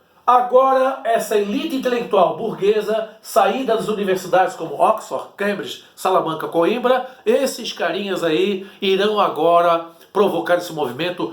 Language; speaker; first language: Portuguese; native; Portuguese